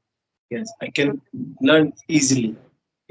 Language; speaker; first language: English; non-native, learner; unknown